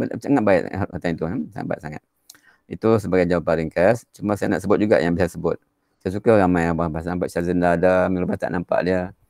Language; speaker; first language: Malay; native; Malay